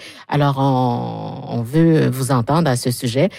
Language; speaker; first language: French; native; French